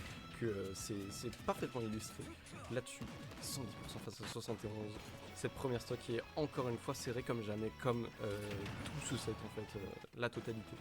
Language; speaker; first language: French; native; French